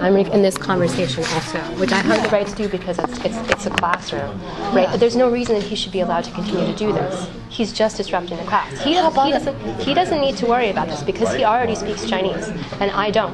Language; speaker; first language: English; native; English